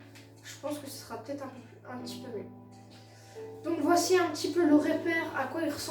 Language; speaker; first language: French; native; French